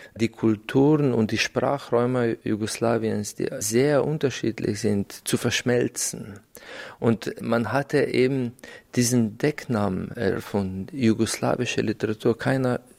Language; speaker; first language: German; non-native, fluent; Slovenian